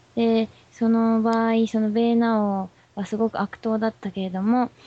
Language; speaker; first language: Japanese; native; Japanese